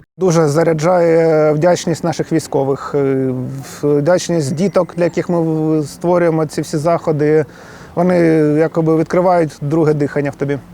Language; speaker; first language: Ukrainian; non-native, local second language; Russian